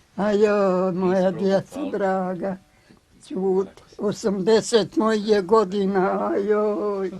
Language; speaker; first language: Bosnian; native; Bosnian